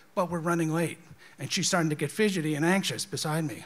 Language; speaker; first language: English; native; English